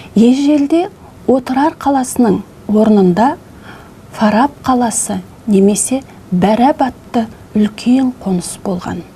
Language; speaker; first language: Kazakh; native; Kazakh